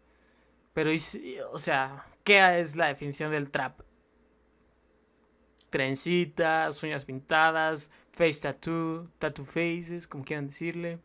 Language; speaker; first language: Spanish; native; Spanish